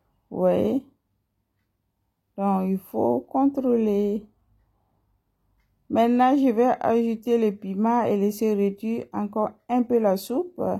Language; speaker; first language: French; non-native, local second language; Mossi